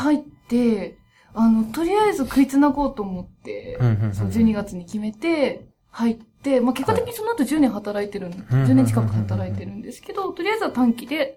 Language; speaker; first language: Japanese; native; Japanese